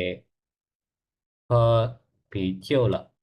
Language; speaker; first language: Chinese; non-native, learner; Indonesian